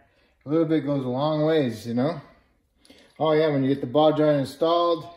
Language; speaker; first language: English; native; English